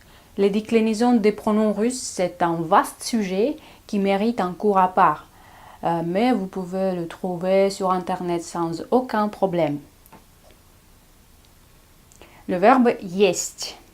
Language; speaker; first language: French; non-native, fluent; Russian